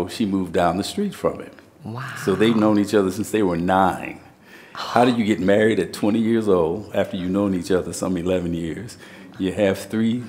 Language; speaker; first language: English; native; English